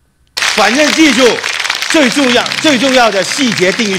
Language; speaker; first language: Chinese; non-native, local second language; Cantonese